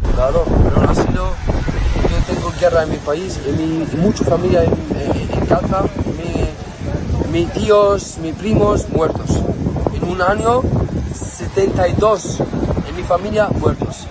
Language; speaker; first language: Spanish; non-native, learner; Arabic